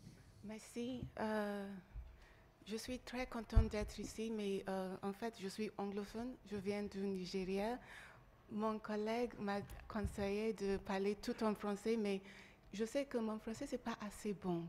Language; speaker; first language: French; non-native, learner; English